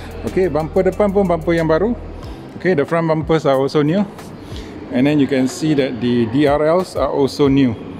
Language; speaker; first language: English; non-native, local second language; Malay